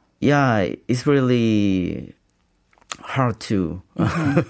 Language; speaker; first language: English; non-native, learner; Korean